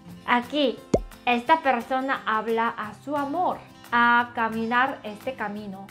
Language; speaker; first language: Spanish; non-native, learner; Korean